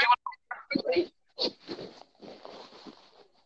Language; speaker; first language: English; non-native, fluent; Dutch